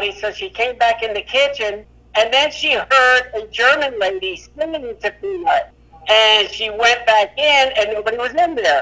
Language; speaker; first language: English; native; English